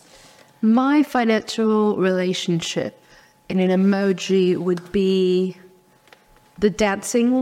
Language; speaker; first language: English; early bilingual, other home language; Chinese